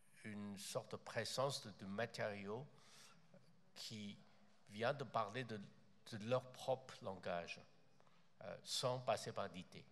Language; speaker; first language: French; non-native, fluent; Chinese